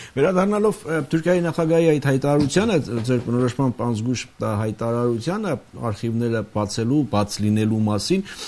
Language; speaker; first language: Armenian; native; Armenian